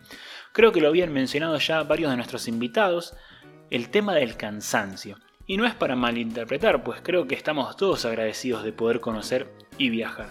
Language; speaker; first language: Spanish; native; Spanish